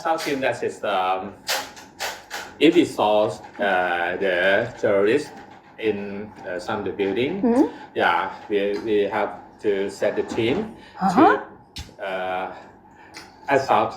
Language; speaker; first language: English; non-native, learner; Thai